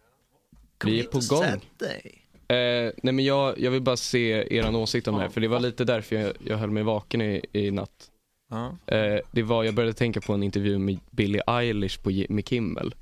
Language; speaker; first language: Swedish; native; Swedish